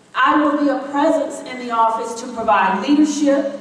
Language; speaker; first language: English; native; English